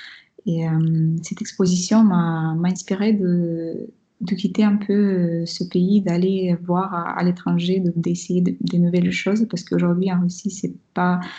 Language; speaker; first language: French; non-native, fluent; Russian